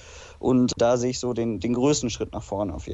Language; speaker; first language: German; native; German